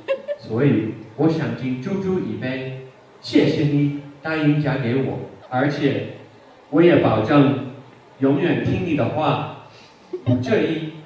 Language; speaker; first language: Chinese; non-native, learner; English